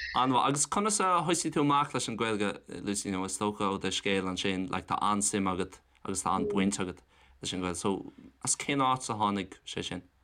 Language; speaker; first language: Irish; non-native, local second language; English